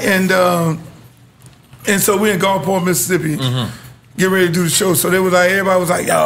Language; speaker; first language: English; native; English